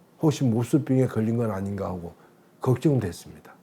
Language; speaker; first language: Korean; native; Korean